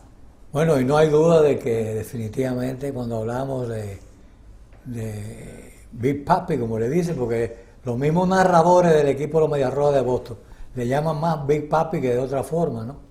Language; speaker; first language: Spanish; native; Spanish